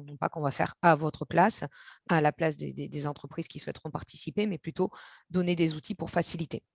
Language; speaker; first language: French; native; French